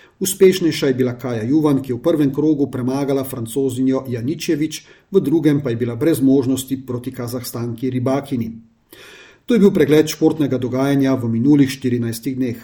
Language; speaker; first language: Slovenian; native; Slovenian